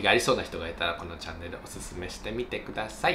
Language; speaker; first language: Japanese; native; Japanese